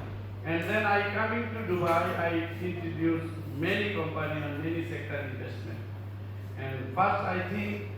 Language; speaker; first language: English; non-native, learner; Bangla